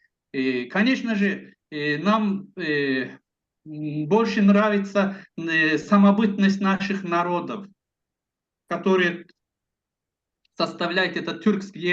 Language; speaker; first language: Russian; non-native, local second language; Azerbaijani